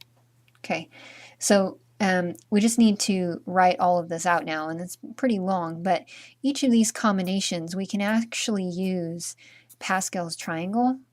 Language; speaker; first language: English; native; English